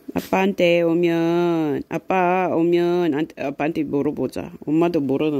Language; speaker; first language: Korean; non-native, learner; Filipino